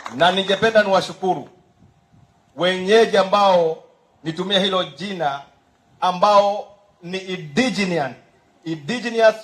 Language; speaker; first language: Swahili; native; Swahili